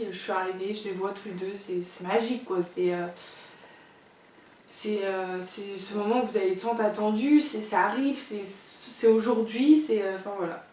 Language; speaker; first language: French; native; French